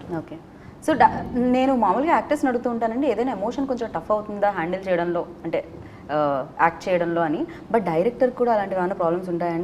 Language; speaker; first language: Telugu; native; Telugu